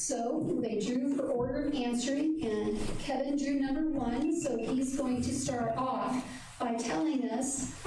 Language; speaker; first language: English; native; English